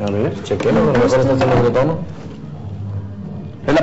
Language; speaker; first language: Spanish; native; Spanish